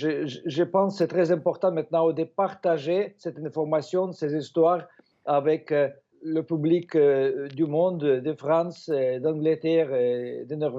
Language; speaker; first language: French; non-native, fluent; Ukrainian